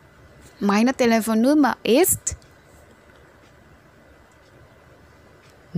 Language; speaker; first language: German; non-native, fluent; Indonesian